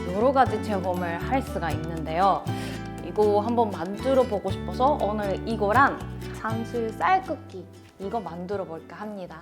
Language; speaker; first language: Korean; non-native, fluent; Japanese